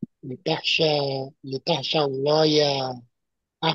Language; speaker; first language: Arabic; non-native, learner; Indonesian